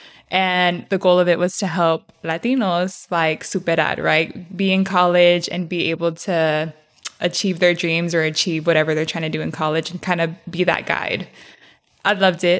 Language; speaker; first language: English; early bilingual, other home language; Spanish